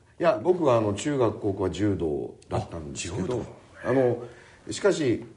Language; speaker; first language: Japanese; native; Japanese